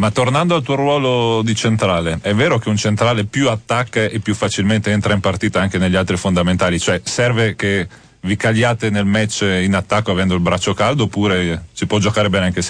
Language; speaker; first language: Italian; native; Italian